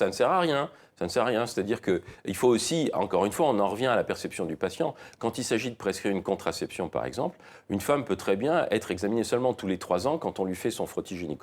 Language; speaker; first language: French; native; French